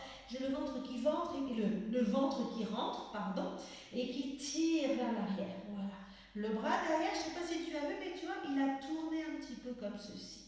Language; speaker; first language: French; native; French